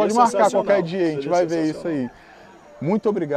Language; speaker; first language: Portuguese; native; Portuguese